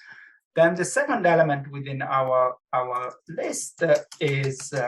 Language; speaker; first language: English; non-native, fluent; Italian